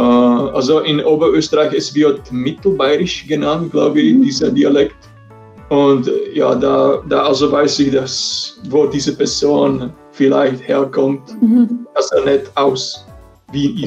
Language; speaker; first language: German; non-native, fluent; Czech